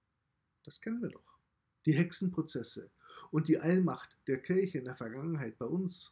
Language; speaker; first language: German; native; German